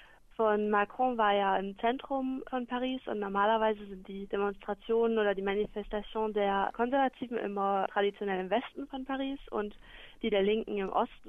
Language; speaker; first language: German; native; German